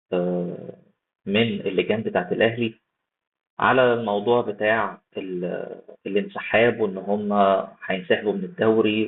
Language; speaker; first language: Arabic; native; Arabic